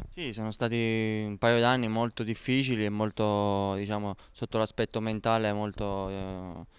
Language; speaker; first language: Italian; native; Italian